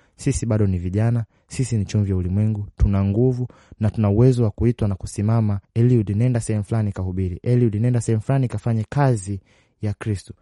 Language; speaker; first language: Swahili; native; Swahili